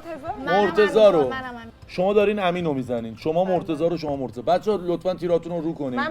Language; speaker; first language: Persian; native; Persian